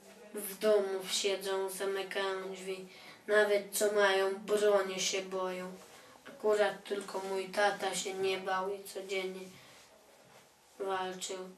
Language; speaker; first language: Polish; early bilingual, other home language; Chechen